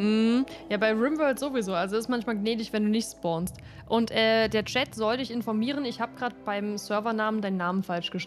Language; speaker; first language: German; native; German